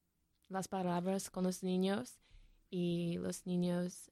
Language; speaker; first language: Spanish; non-native, learner; English